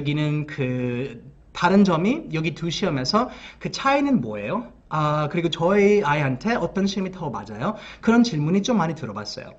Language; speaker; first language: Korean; early bilingual, heritage; English